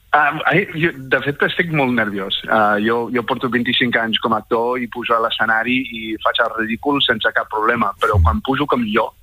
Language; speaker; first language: Catalan; non-native, fluent; English